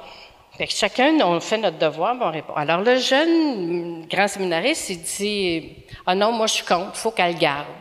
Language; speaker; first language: French; native; French